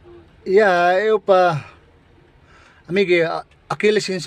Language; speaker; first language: Portuguese; non-native, learner; Filipino